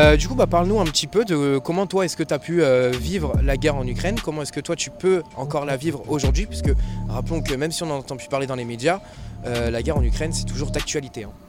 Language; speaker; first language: French; native; French